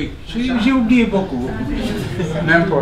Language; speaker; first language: French; non-native, learner; Romanian